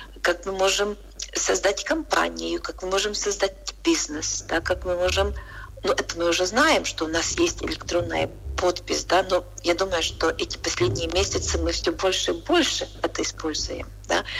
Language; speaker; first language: Russian; non-native, local second language; Latvian